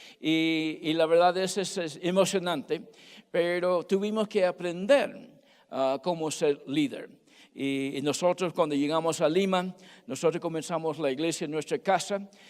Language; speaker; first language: Spanish; non-native, fluent; English